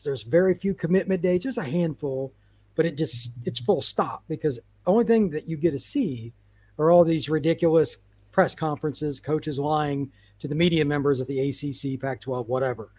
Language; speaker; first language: English; native; English